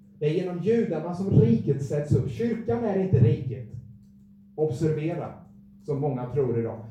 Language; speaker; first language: Swedish; native; Swedish